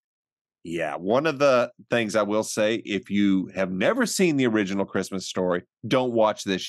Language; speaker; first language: English; native; English